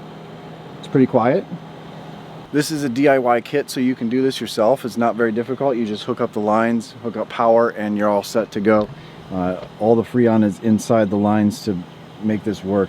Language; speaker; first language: English; native; English